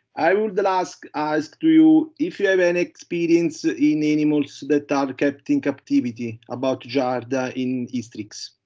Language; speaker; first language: English; non-native, learner; Italian